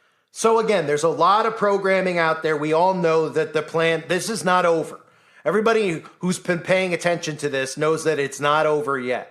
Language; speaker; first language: English; native; English